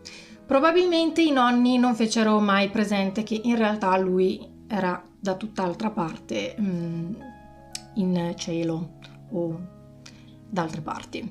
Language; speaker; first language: Italian; native; Italian